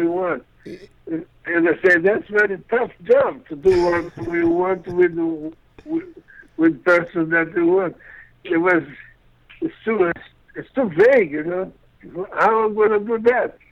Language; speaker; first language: English; non-native, fluent; Portuguese